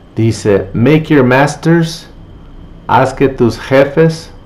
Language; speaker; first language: Spanish; native; Spanish